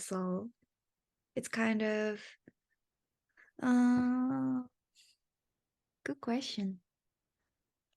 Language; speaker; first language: English; non-native, learner; Japanese